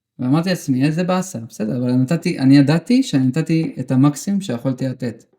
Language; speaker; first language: Hebrew; early bilingual, other home language; Russian